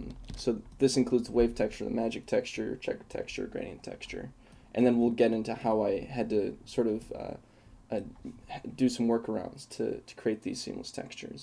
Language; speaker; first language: English; native; English